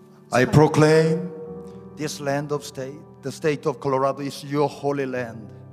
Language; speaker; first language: English; non-native, fluent; Korean